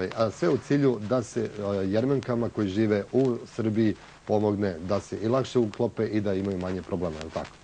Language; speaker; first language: Serbian; native; Serbian